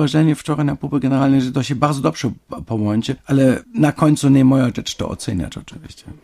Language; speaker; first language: Polish; non-native, fluent; German